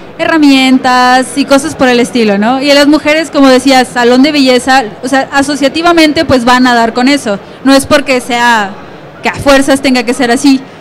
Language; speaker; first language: Spanish; native; Spanish